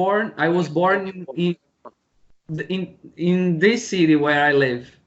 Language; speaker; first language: English; non-native, learner; Portuguese